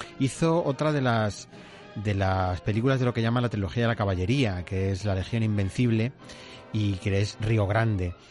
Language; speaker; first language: Spanish; native; Spanish